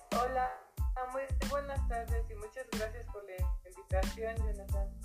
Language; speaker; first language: Spanish; native; Spanish